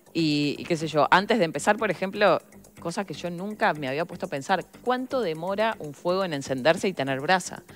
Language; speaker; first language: Spanish; native; Spanish